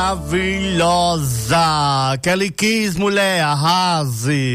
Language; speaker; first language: Portuguese; native; Portuguese